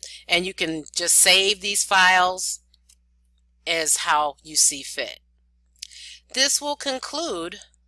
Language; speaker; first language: English; native; English